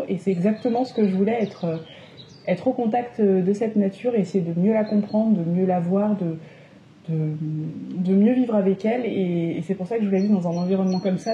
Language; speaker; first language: French; native; French